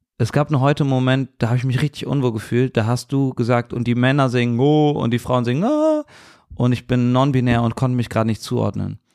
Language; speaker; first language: German; native; German